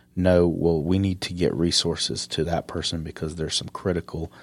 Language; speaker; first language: English; native; English